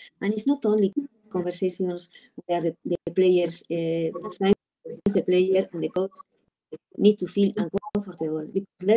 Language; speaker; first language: English; non-native, learner; Spanish